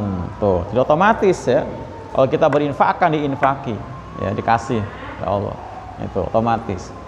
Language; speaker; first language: Indonesian; native; Indonesian